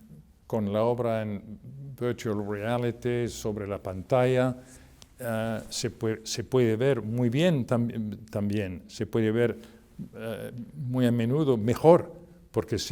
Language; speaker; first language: Spanish; non-native, fluent; French